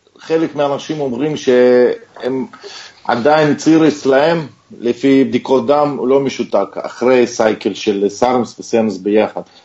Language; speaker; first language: Hebrew; non-native, fluent; Russian